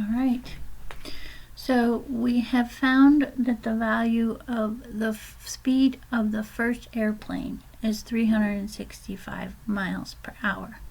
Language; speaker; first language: English; native; English